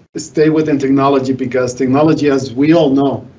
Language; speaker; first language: English; non-native, fluent; Spanish